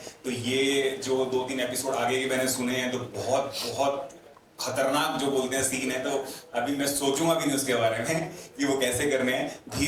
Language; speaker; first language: Hindi; native; Hindi